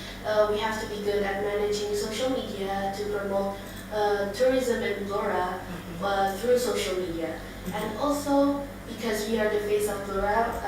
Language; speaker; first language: English; non-native, fluent; Indonesian